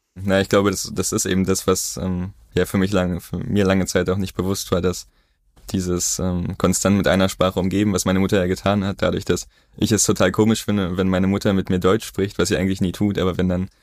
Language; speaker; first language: German; native; German